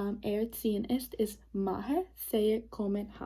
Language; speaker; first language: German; non-native, learner; English